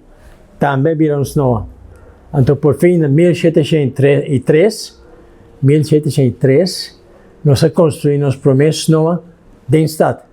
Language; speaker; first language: Portuguese; non-native, learner; Papiamento